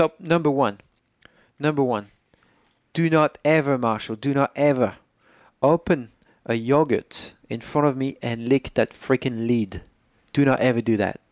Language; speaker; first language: English; non-native, fluent; French